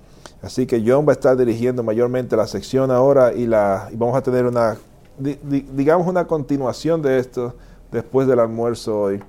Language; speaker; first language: Spanish; native; Spanish